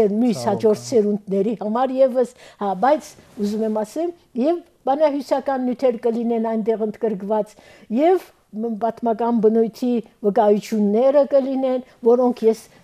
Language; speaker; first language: Armenian; early bilingual, heritage; Armenian